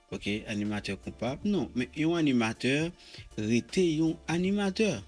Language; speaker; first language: Haitian Creole; native; Haitian Creole